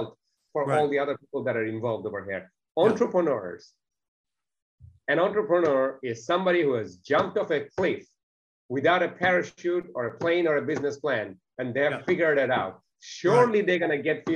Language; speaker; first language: English; non-native, local second language; Bangla